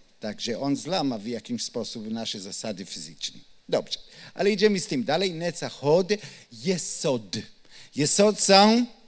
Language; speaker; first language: Polish; non-native, learner; Hebrew